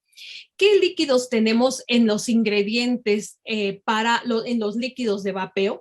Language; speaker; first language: Spanish; native; Spanish